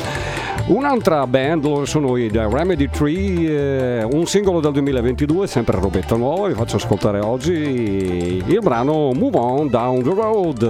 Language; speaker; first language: Italian; native; Italian